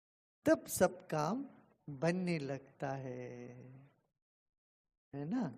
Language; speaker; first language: Hindi; non-native, local second language; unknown